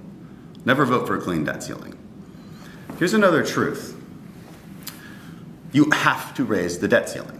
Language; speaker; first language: English; native; English